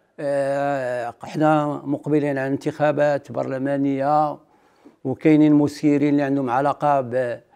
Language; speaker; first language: Arabic; native; Arabic